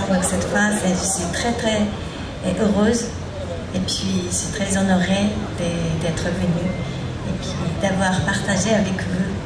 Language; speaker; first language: French; non-native, learner; Japanese